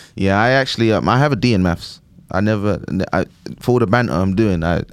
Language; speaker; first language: English; native; English